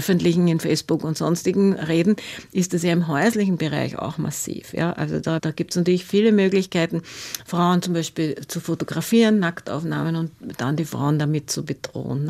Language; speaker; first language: German; native; German